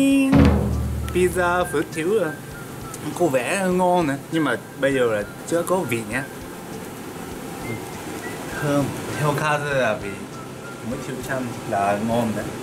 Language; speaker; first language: Vietnamese; non-native, learner; Japanese